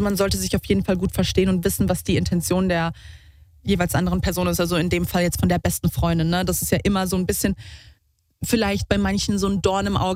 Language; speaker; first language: German; native; German